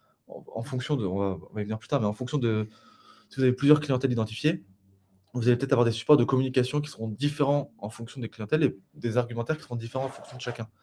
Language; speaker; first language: French; native; French